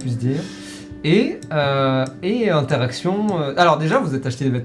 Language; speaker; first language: French; native; French